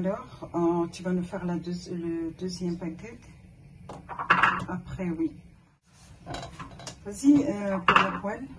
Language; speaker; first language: French; non-native, local second language; Arabic